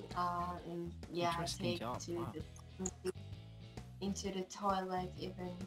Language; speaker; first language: English; non-native, fluent; Turkish